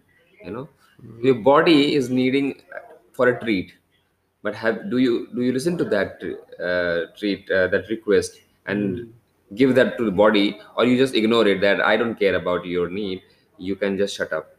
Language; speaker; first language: English; non-native, local second language; Hindi